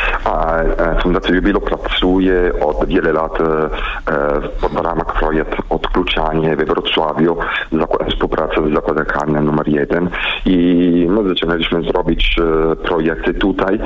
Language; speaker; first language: Polish; non-native, learner; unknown